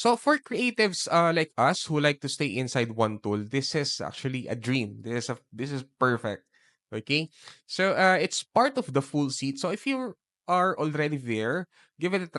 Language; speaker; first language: English; non-native, local second language; Filipino